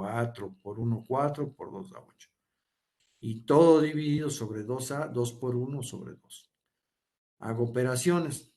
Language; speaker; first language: Spanish; native; Spanish